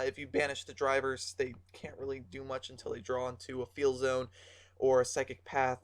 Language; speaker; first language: English; native; English